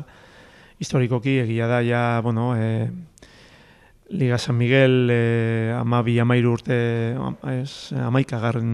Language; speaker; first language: Basque; native; Basque